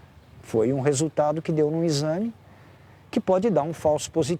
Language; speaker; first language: Portuguese; native; Portuguese